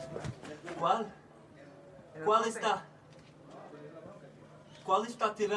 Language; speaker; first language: Spanish; non-native, learner; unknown